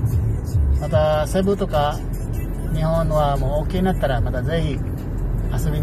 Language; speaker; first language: Japanese; non-native, fluent; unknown